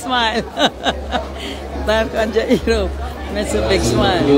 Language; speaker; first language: Dutch; native; Dutch